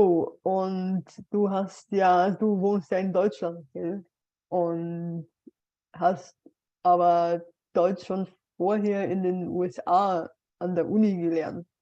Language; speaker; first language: German; non-native, fluent; Bulgarian